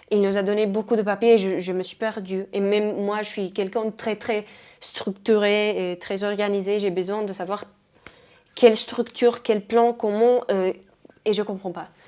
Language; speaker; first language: French; non-native, fluent; Spanish